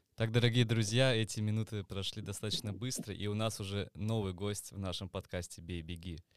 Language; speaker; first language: Russian; native; Russian